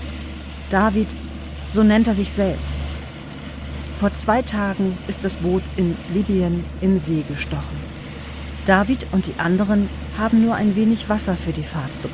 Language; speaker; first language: German; native; German